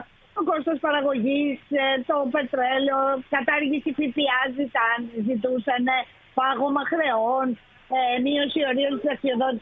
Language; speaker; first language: Greek; native; Greek